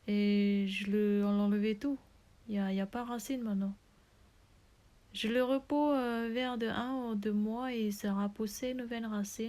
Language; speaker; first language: French; non-native, learner; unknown